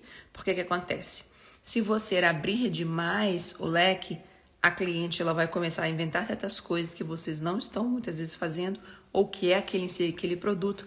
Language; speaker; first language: Portuguese; native; Portuguese